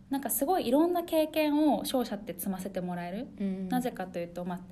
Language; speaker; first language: Japanese; early bilingual, other home language; Chinese